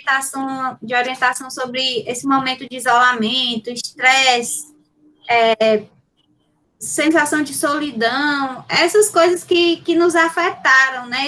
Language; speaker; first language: Portuguese; native; Portuguese